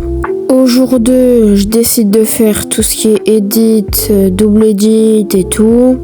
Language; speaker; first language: French; native; French